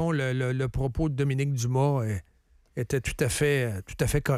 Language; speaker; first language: French; native; French